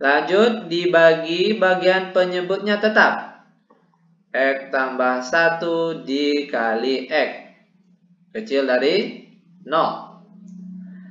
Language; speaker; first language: Indonesian; native; Indonesian